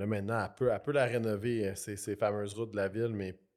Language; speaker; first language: French; native; French